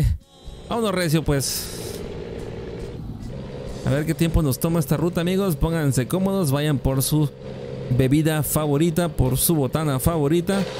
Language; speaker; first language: Spanish; native; Spanish